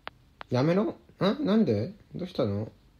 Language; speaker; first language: Japanese; non-native, learner; English